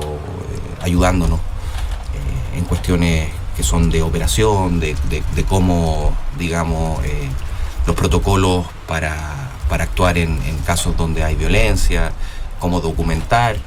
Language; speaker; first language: Spanish; native; Spanish